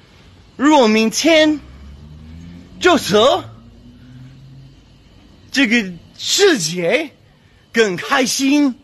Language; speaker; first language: Chinese; non-native, learner; English